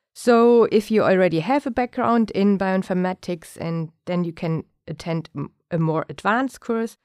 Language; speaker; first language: English; non-native, fluent; German